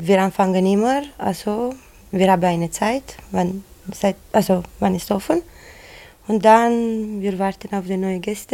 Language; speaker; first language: German; non-native, learner; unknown